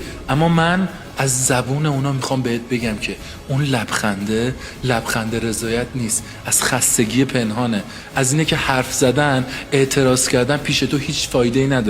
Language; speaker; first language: Persian; native; Persian